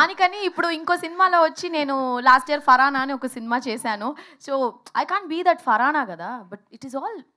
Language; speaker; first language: Telugu; early bilingual, heritage; Telugu